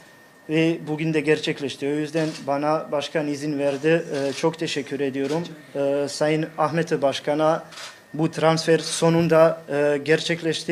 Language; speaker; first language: Turkish; non-native, fluent; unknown